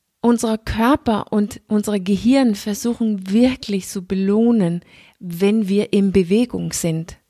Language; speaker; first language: German; non-native, fluent; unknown